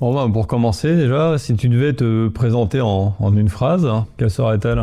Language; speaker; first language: French; native; French